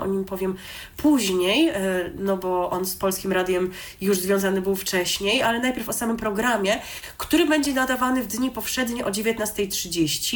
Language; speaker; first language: Polish; native; Polish